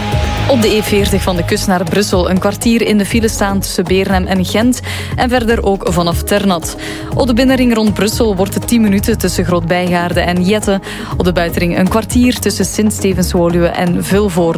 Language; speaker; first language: Dutch; native; Dutch